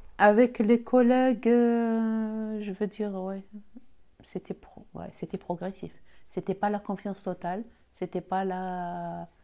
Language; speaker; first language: French; non-native, local second language; Arabic